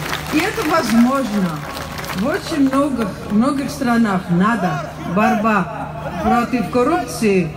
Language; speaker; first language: Russian; non-native, learner; Dutch